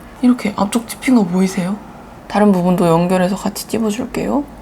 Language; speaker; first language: Korean; native; Korean